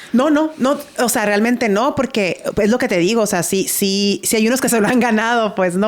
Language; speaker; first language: Spanish; native; Spanish